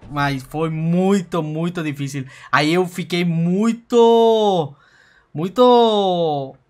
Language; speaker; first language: Portuguese; non-native, fluent; Spanish